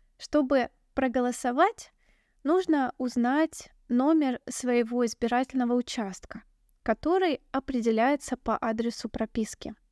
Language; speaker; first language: Russian; native; Russian